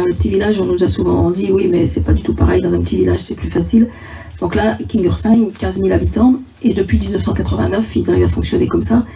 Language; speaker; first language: French; native; French